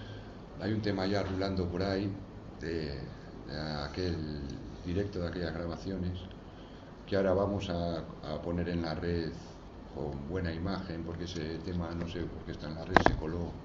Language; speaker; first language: Spanish; native; Spanish